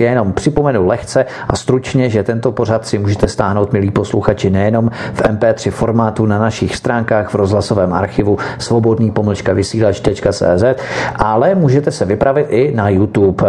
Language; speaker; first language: Czech; native; Czech